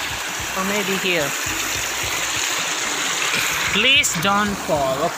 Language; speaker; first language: English; non-native, learner; Indonesian